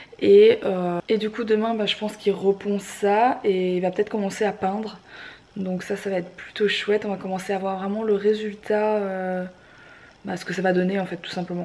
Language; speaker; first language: French; native; French